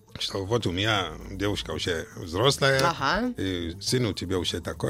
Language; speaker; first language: Russian; non-native, fluent; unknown